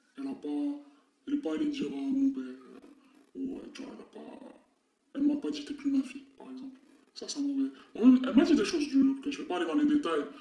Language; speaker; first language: French; non-native, local second language; Arabic